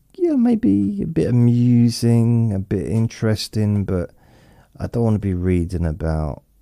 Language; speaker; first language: English; native; English